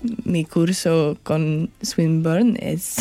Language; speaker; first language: Spanish; non-native, learner; English